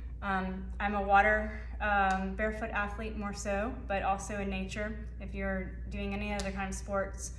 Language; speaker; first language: English; native; English